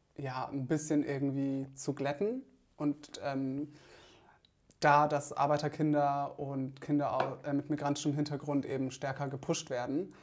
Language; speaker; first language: German; native; German